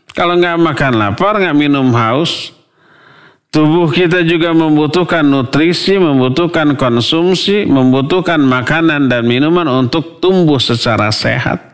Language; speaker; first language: Indonesian; non-native, local second language; Sundanese